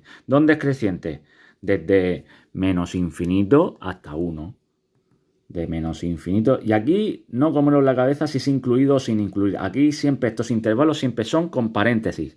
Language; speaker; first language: Spanish; native; Spanish